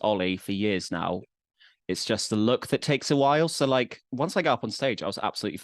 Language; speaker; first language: English; native; English